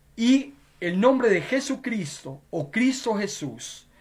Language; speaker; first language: Spanish; native; Spanish